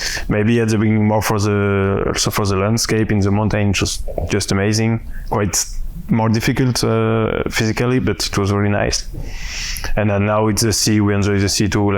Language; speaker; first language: English; non-native, fluent; French